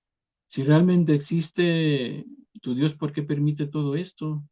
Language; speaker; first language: Spanish; native; Spanish